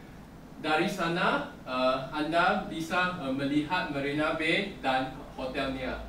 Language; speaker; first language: Indonesian; non-native, learner; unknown